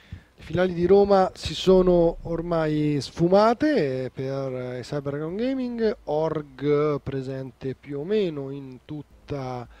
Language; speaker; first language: Italian; native; Italian